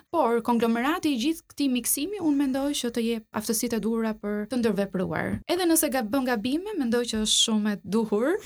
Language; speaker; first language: Albanian; native; Albanian